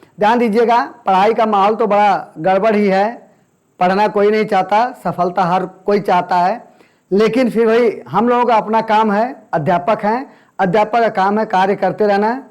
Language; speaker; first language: Hindi; native; Hindi